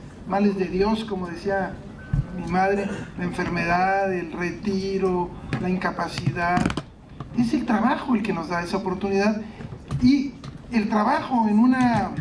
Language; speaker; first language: Spanish; native; Spanish